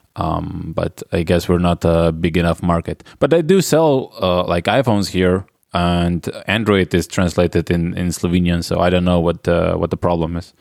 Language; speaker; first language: English; non-native, fluent; Slovenian